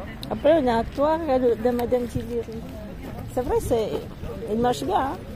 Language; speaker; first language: French; non-native, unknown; Filipino